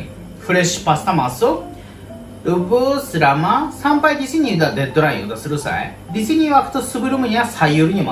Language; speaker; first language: Indonesian; non-native, learner; Japanese